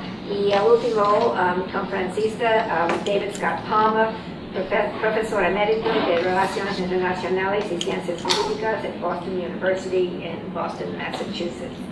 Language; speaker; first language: Spanish; non-native, fluent; English